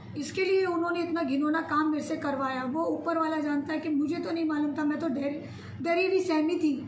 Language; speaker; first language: Hindi; native; Hindi